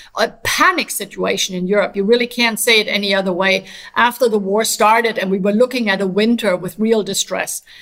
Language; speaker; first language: English; non-native, fluent; German